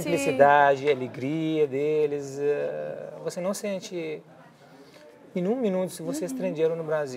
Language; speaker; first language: Portuguese; non-native, learner; Arabic